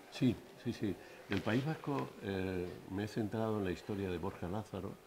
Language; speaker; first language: Spanish; native; Spanish